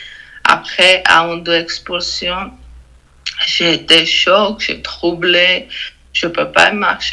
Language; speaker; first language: French; non-native, learner; Georgian